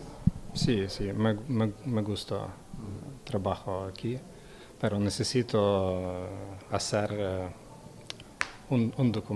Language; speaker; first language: Spanish; non-native, learner; Ukrainian